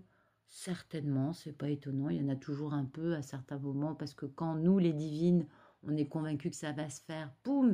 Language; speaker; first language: French; native; French